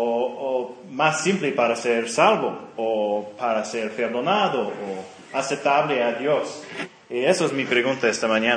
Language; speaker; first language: Spanish; non-native, fluent; English